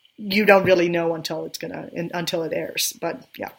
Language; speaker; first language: English; non-native, fluent; Swedish